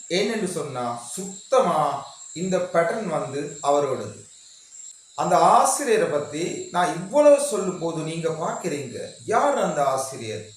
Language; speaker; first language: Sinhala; non-native, local second language; Tamil